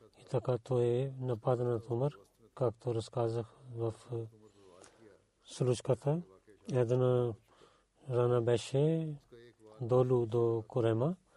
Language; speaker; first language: Bulgarian; non-native, learner; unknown